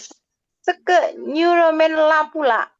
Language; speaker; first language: Chinese; non-native, learner; Indonesian